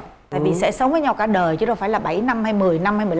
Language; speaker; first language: Vietnamese; native; Vietnamese